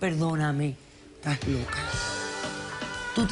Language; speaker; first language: Spanish; native; Spanish